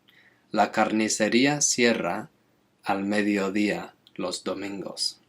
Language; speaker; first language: Spanish; non-native, fluent; English